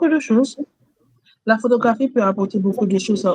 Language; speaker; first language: French; non-native, local second language; Haitian Creole